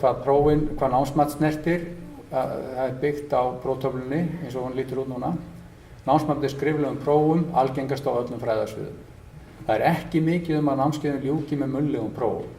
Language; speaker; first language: Icelandic; native; Icelandic